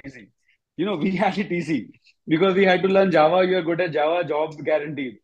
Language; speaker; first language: English; non-native, local second language; Gujarati